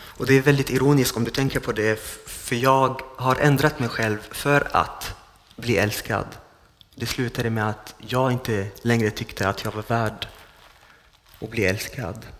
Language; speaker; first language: Swedish; non-native, fluent; Arabic